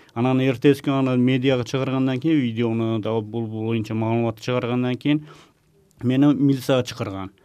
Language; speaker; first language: Kyrgyz; non-native, local second language; Uzbek